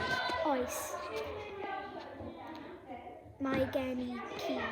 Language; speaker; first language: Welsh; non-native, local second language; English